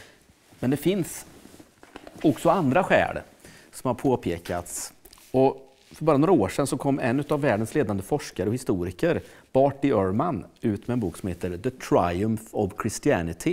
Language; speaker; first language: Swedish; native; Swedish